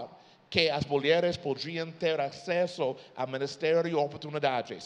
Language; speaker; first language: Portuguese; non-native, fluent; English